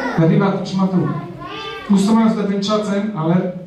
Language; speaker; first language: Basque; native; Basque